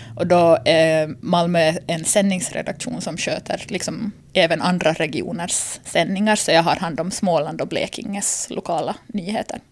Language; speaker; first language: Swedish; native; Swedish